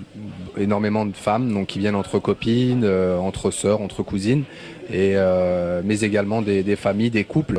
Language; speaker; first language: French; native; French